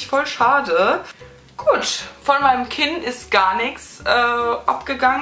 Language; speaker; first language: German; native; German